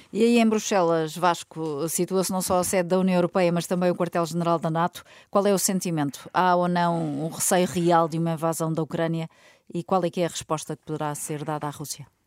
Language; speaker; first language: Portuguese; native; Portuguese